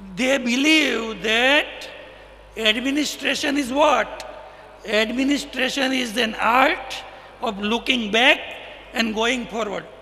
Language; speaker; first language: English; non-native, local second language; Gujarati